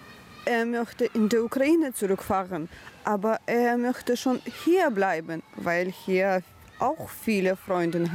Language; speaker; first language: German; non-native, learner; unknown